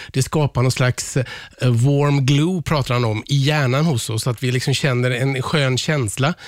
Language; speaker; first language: Swedish; native; Swedish